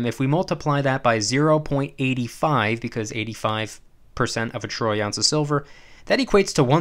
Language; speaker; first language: English; native; English